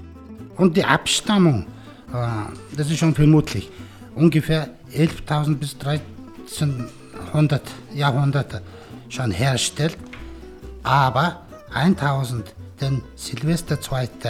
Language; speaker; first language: German; non-native, learner; Mongolian